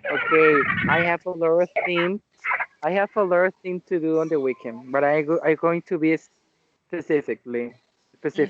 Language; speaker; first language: English; non-native, learner; Spanish